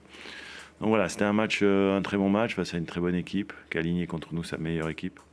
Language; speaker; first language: French; native; French